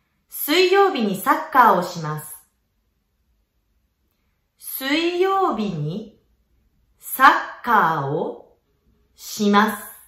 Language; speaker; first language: Japanese; non-native, fluent; French